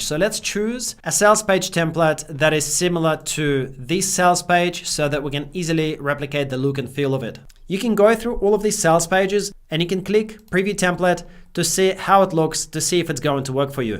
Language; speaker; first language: English; native; English